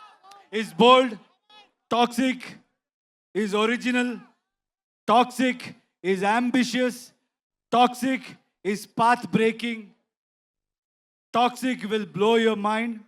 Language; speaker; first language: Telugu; non-native, learner; Kannada